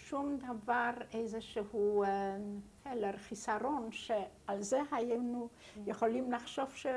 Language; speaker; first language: Hebrew; non-native, fluent; Yiddish